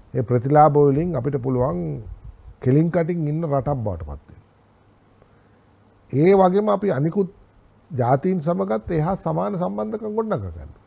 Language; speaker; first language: Sinhala; native; Sinhala